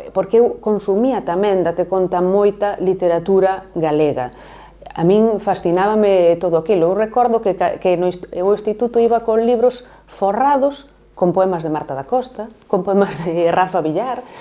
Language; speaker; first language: Galician; native; Galician